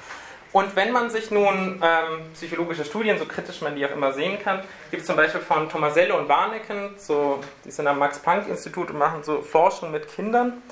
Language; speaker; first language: German; native; German